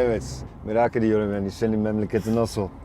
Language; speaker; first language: Turkish; non-native, fluent; Dutch